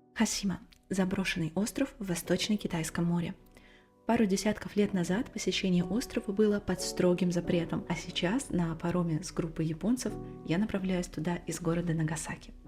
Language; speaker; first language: Russian; native; Russian